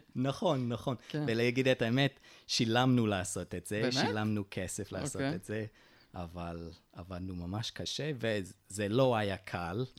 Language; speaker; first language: Hebrew; non-native, fluent; English